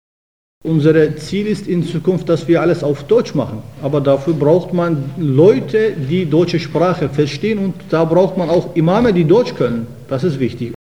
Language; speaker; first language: German; non-native, fluent; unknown